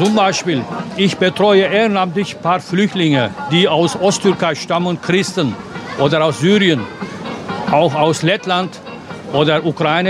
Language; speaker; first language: German; non-native, fluent; Turkish